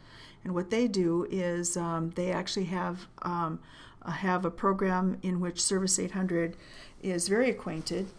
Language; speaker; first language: English; native; English